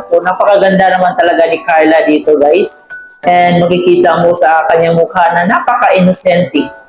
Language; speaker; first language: Filipino; non-native, local second language; Cebuano